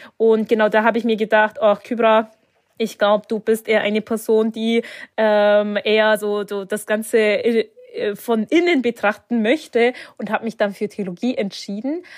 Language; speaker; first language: German; early bilingual, other home language; Turkish